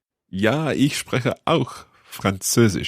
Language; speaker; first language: German; non-native, learner; English